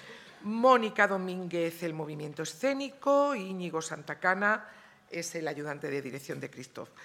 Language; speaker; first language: Spanish; native; Spanish